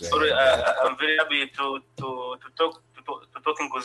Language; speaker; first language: English; non-native, learner; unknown